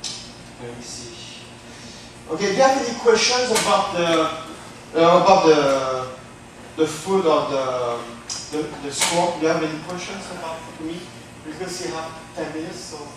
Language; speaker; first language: English; non-native, fluent; French